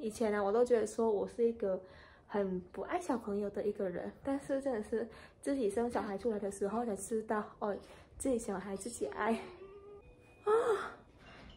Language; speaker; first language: Chinese; non-native, fluent; Vietnamese